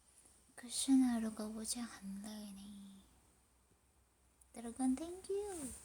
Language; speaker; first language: Chinese; non-native, learner; Indonesian